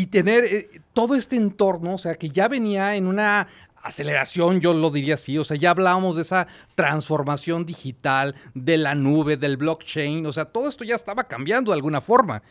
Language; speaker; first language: Spanish; native; Spanish